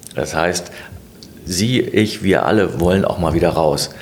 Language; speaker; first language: German; native; German